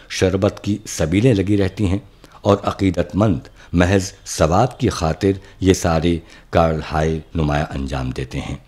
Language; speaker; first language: Urdu; native; Urdu